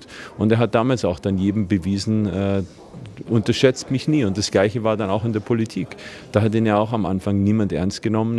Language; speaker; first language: German; native; German